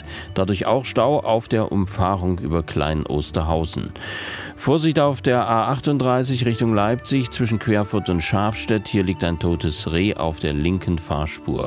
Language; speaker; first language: German; native; German